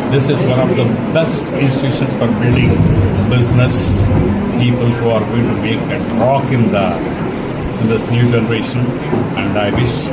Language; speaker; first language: English; non-native, local second language; Telugu